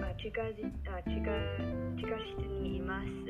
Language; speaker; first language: Japanese; non-native, learner; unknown